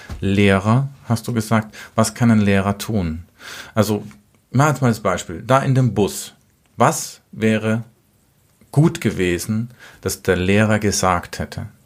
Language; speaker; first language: German; native; German